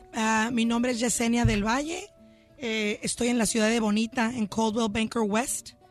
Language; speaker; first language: Spanish; early bilingual, heritage; Spanish